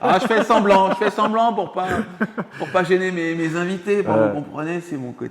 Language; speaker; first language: French; native; French